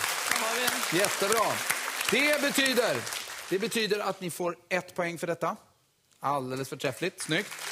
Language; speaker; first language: Swedish; native; Swedish